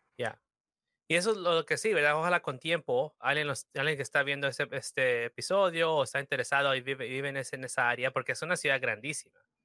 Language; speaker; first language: Spanish; early bilingual, heritage; Spanish